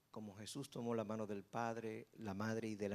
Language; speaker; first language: Spanish; native; Spanish